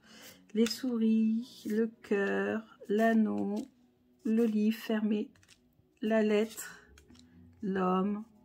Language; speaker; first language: French; native; French